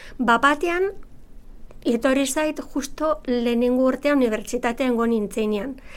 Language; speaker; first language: Basque; non-native, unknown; Bulgarian